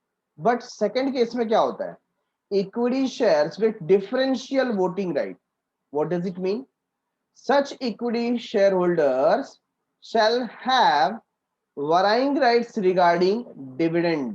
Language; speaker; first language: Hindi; native; Hindi